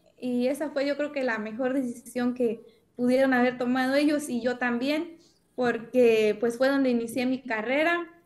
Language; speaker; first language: Spanish; native; Spanish